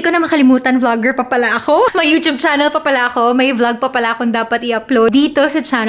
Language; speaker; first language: Filipino; non-native, local second language; Cebuano